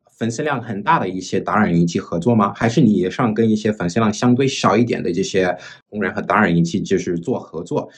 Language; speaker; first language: Chinese; non-native, fluent; English